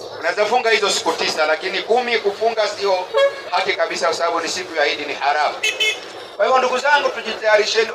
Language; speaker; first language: Swahili; native; Swahili